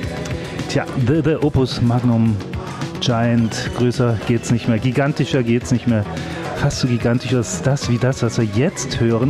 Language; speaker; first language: German; native; German